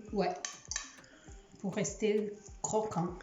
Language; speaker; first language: French; non-native, learner; Portuguese